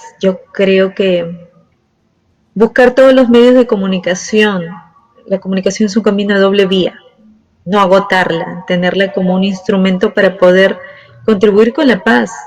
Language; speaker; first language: Spanish; native; Spanish